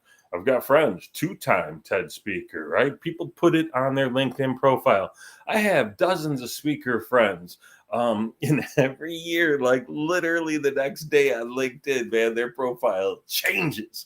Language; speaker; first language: English; native; English